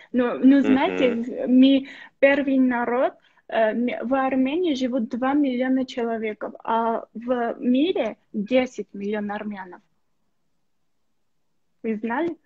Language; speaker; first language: Russian; non-native, local second language; Armenian